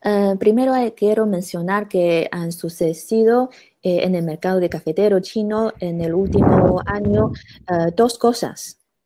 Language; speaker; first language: Spanish; non-native, fluent; Chinese